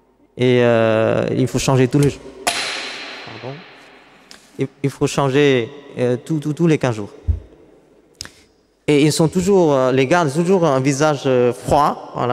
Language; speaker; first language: French; non-native, fluent; Vietnamese